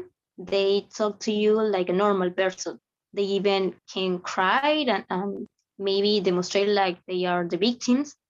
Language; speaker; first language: English; non-native, learner; Spanish